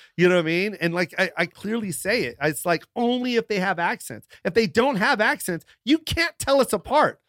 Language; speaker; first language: English; early bilingual, other home language; Filipino